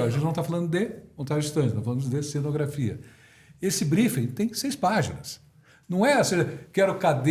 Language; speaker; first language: Portuguese; native; Portuguese